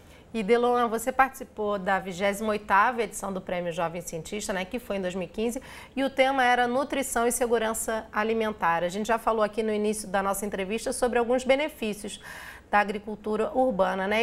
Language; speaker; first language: Portuguese; native; Portuguese